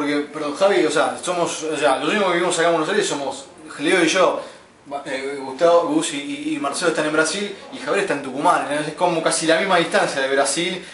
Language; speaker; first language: Spanish; native; Spanish